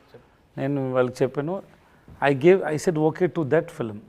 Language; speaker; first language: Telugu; non-native, learner; Tamil